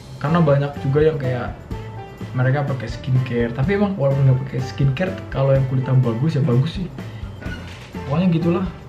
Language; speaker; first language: Indonesian; native; Indonesian